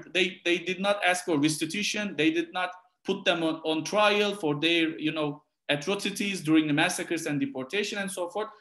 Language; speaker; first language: English; non-native, fluent; Turkish